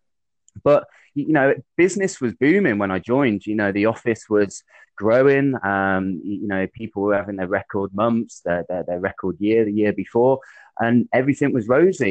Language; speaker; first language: English; native; English